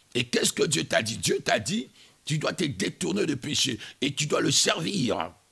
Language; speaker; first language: French; non-native, local second language; Lingala